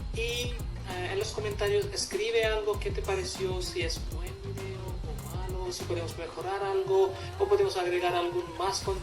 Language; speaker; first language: Spanish; non-native, fluent; Hindi